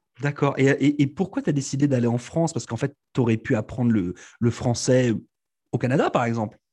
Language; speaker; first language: French; native; French